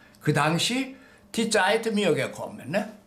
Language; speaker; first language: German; non-native, learner; Korean